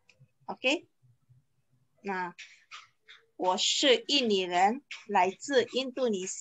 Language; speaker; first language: Chinese; non-native, fluent; Indonesian